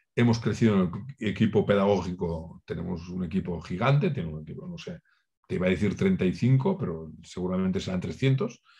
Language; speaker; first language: Spanish; non-native, local second language; Catalan